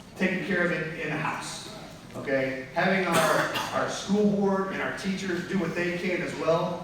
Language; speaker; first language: English; native; English